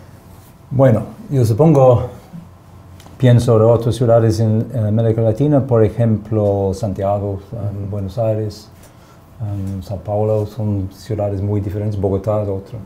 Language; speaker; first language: Spanish; non-native, fluent; English